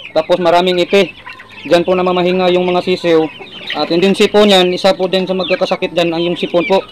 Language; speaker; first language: Filipino; non-native, local second language; Cebuano